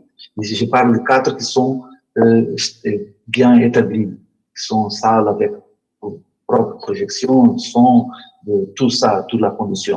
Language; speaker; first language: French; non-native, learner; Portuguese